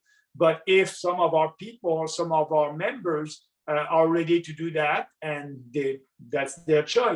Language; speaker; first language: English; non-native, local second language; French